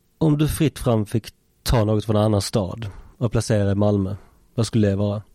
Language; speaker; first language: Swedish; native; Swedish